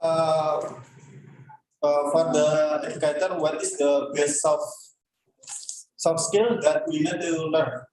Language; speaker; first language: English; non-native, learner; Indonesian